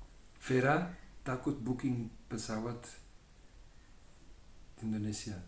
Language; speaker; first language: Indonesian; non-native, learner; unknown